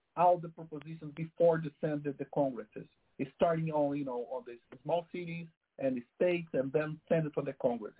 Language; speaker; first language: English; non-native, fluent; Portuguese